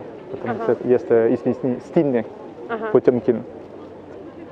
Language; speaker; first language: Russian; non-native, learner; French